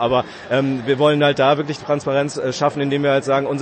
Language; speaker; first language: German; native; German